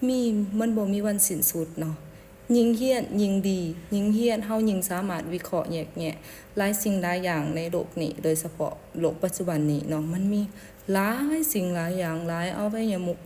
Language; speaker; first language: Thai; non-native, local second language; Lao